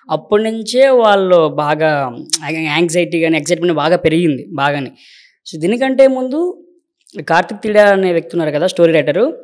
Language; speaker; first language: Telugu; native; Telugu